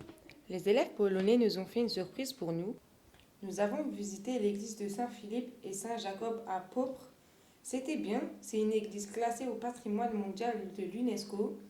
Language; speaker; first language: French; native; French